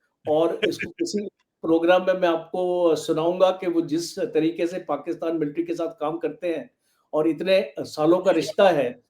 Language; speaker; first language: Hindi; native; Hindi